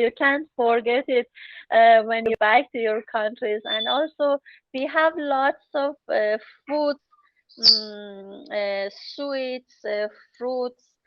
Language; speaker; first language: English; non-native, learner; Persian